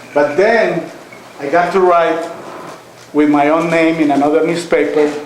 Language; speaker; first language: English; non-native, fluent; Spanish